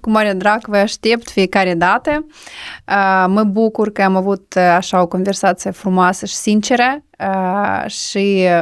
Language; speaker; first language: Romanian; non-native, local second language; Russian